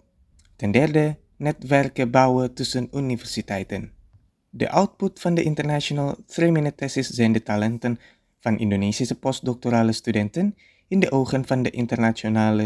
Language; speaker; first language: Dutch; non-native, fluent; Indonesian